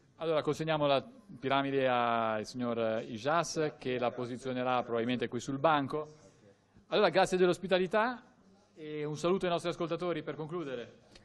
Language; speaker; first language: Italian; native; Italian